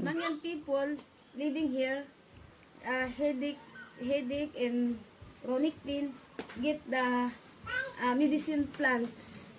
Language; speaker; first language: English; non-native, learner; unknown